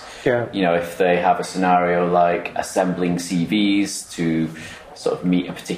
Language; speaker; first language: English; native; English